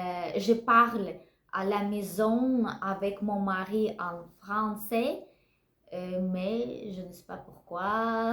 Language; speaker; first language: French; non-native, learner; Russian